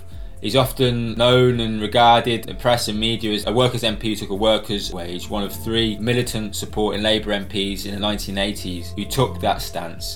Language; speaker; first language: English; native; English